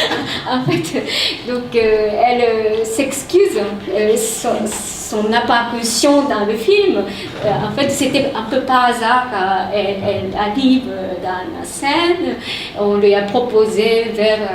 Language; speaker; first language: French; non-native, fluent; Japanese